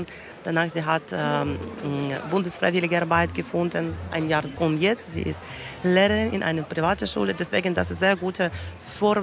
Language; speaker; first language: German; non-native, learner; Russian